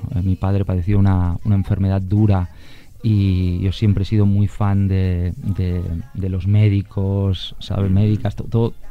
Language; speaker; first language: Spanish; native; Spanish